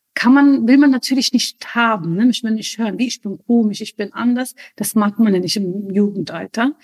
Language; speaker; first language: German; early bilingual, other home language; Arabic